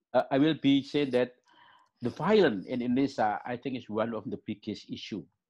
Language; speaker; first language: English; non-native, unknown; Indonesian